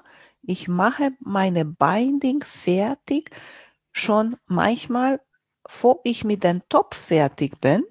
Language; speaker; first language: German; non-native, fluent; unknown